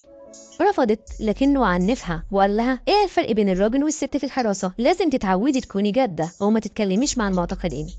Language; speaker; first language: Arabic; native; Arabic